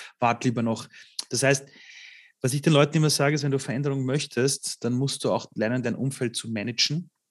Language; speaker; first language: German; early bilingual, other home language; Persian